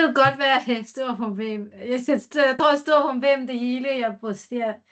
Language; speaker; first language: Danish; non-native, learner; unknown